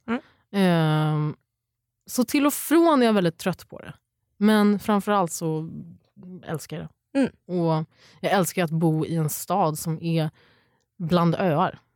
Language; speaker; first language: Swedish; native; Swedish